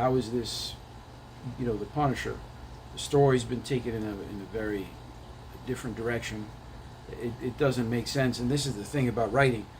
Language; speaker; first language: English; native; English